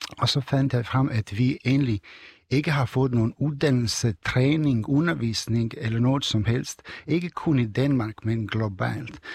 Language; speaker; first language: Danish; non-native, fluent; Serbian